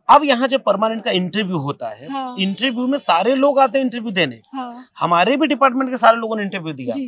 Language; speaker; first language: Hindi; native; Hindi